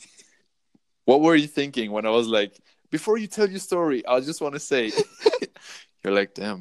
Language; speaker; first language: English; non-native, fluent; German